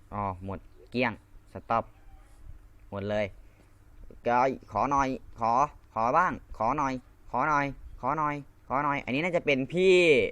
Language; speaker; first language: Thai; non-native, local second language; Lao